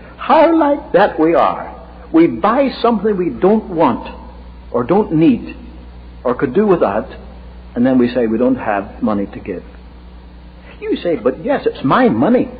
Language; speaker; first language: English; native; English